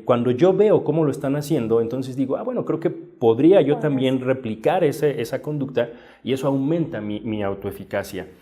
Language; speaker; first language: Spanish; native; Spanish